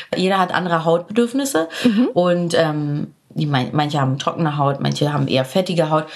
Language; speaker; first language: German; early bilingual, other home language; Polish